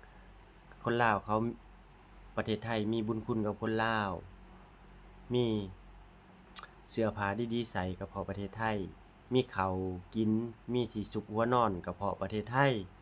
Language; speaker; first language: Thai; non-native, local second language; Lao